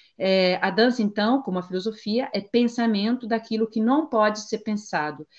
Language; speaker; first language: Portuguese; non-native, fluent; Italian